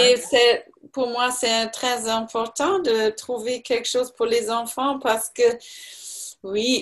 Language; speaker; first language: French; non-native, learner; German